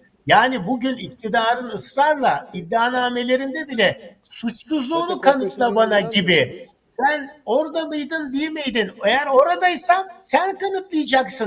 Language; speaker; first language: Turkish; native; Turkish